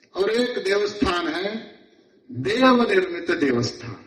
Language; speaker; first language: Hindi; non-native, local second language; Kannada